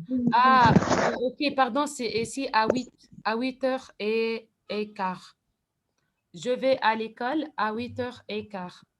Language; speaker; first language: French; non-native, fluent; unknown